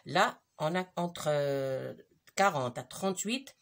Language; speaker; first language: French; non-native, local second language; Arabic